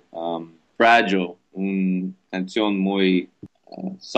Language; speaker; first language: Spanish; non-native, learner; English